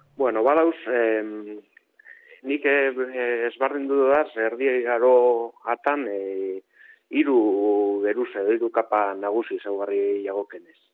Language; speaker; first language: Basque; native; Basque